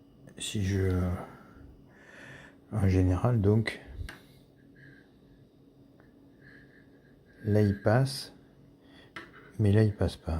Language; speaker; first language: French; native; French